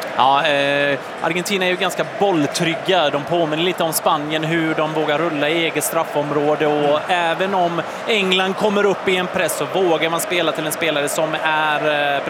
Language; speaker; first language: Swedish; native; Swedish